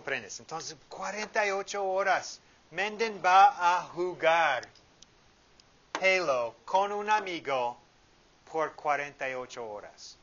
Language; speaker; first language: Spanish; non-native, fluent; English